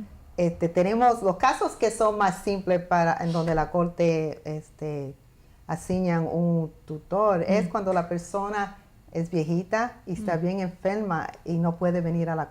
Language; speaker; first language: Spanish; early bilingual, heritage; Spanish